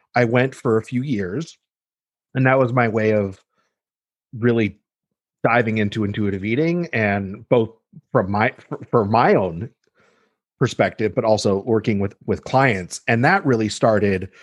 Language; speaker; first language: English; native; English